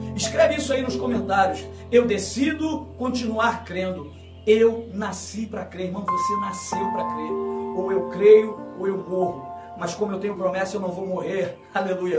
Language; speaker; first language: Portuguese; native; Portuguese